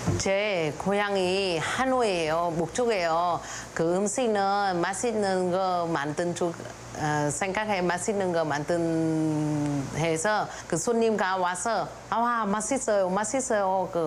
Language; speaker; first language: Korean; non-native, learner; Vietnamese